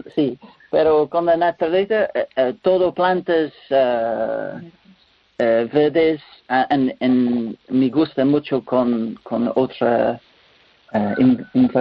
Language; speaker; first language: Spanish; non-native, learner; English